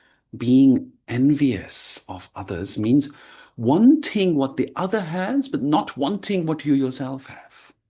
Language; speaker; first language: English; non-native, fluent; German